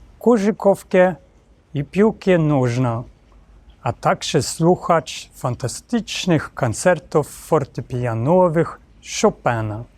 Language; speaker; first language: Polish; non-native, learner; Swedish